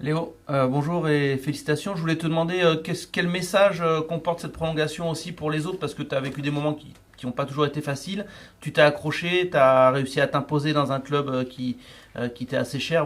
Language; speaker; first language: French; native; French